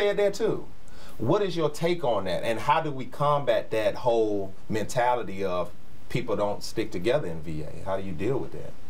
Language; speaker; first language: English; native; English